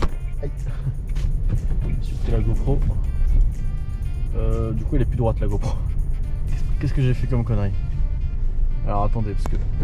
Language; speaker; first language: French; native; French